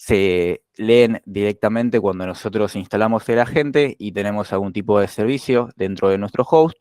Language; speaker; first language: Spanish; native; Spanish